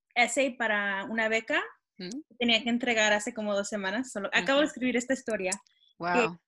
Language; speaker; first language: Spanish; early bilingual, heritage; Spanish